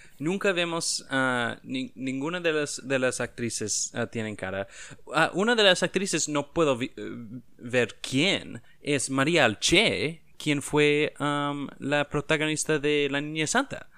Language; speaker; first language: Spanish; non-native, learner; English